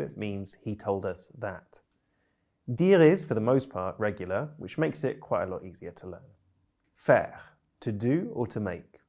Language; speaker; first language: English; native; English